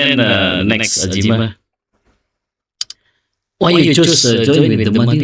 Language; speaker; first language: English; non-native, learner; Indonesian